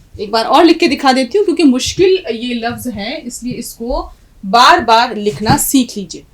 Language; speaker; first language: Urdu; native; Urdu